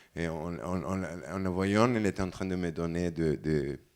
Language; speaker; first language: French; non-native, fluent; Spanish